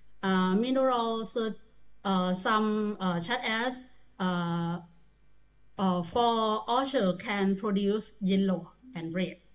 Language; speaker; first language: English; non-native, learner; Thai